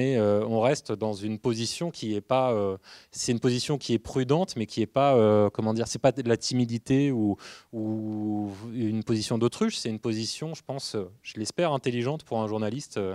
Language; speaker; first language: French; native; French